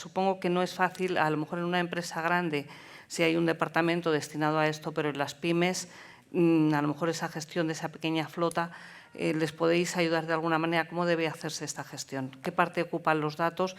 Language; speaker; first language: Spanish; native; Spanish